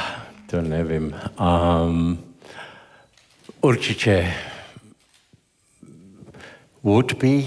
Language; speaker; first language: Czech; non-native, learner; English